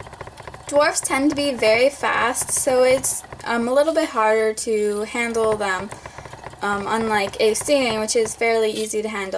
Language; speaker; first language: English; native; English